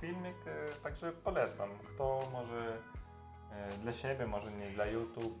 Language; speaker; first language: Polish; non-native, learner; Russian